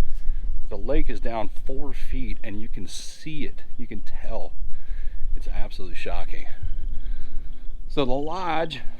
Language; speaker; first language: English; native; English